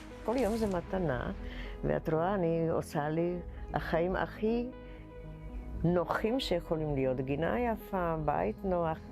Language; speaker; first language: Hebrew; non-native, fluent; Czech